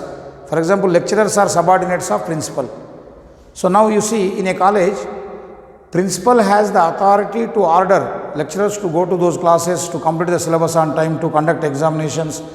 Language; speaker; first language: English; non-native, local second language; Telugu